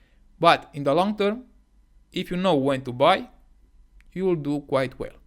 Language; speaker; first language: English; non-native, fluent; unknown